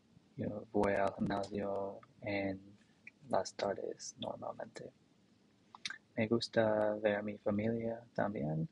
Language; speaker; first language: Spanish; non-native, learner; English